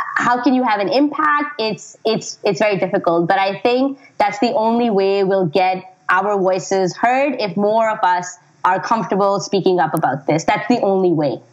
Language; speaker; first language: English; non-native, local second language; Urdu